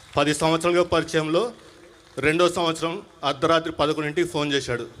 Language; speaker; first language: Telugu; non-native, local second language; Hindi